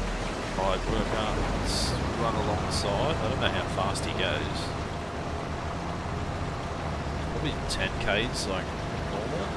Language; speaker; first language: English; native; English